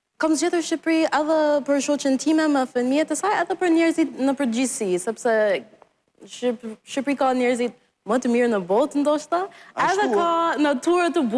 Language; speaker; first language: Albanian; non-native, learner; English